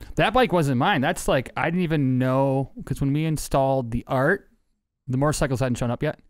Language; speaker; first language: English; native; English